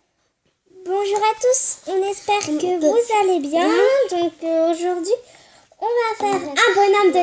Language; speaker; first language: French; native; French